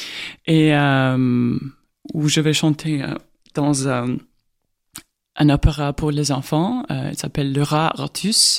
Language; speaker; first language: French; non-native, fluent; Estonian